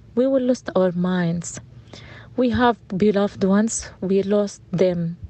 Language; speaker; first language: English; non-native, fluent; Arabic